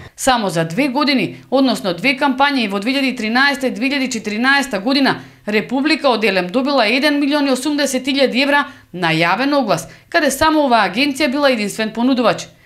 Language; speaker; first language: Macedonian; native; Macedonian